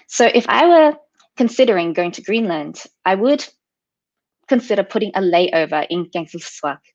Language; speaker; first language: English; native; English